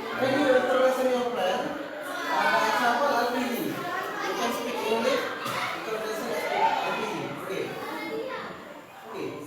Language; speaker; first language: English; non-native, learner; Indonesian